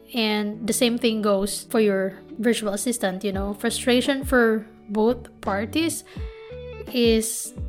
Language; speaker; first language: English; non-native, local second language; Filipino